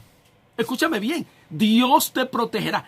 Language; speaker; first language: Spanish; native; Spanish